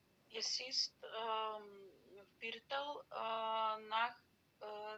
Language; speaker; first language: German; non-native, learner; Macedonian